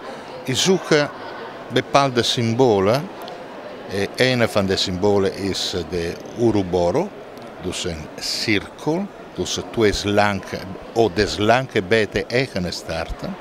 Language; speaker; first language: Dutch; non-native, learner; Italian